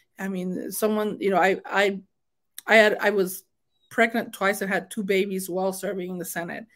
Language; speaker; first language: English; non-native, fluent; Spanish